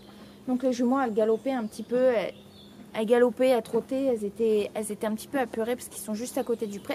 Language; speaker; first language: French; native; French